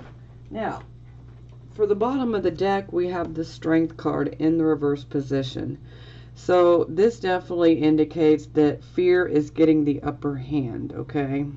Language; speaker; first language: English; native; English